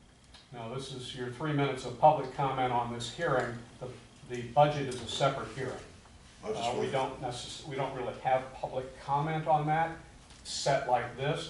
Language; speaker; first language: English; native; English